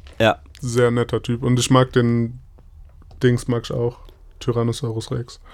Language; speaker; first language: German; native; German